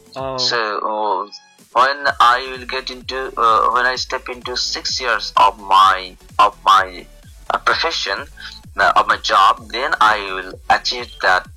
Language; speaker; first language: English; non-native, local second language; Bangla